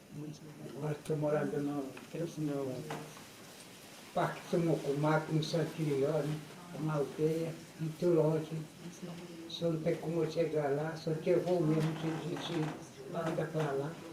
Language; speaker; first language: Portuguese; non-native, local second language; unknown